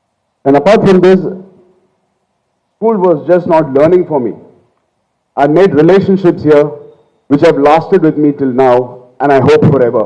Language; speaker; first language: English; non-native, local second language; Telugu